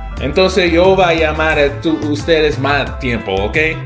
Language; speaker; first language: Spanish; non-native, learner; English